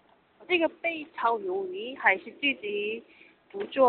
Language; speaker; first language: Chinese; non-native, learner; Korean